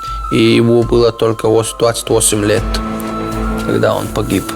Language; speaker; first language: Russian; non-native, local second language; Chechen